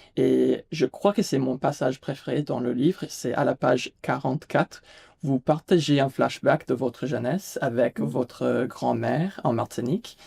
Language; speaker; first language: French; non-native, fluent; English